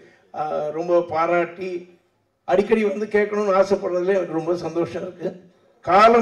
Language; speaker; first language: Tamil; native; Tamil